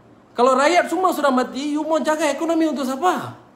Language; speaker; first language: Malay; non-native, local second language; Tamil